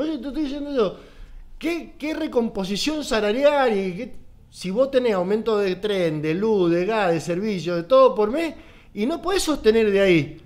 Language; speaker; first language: Spanish; native; Spanish